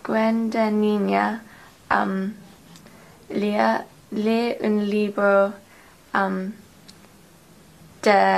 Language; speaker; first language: Spanish; non-native, learner; English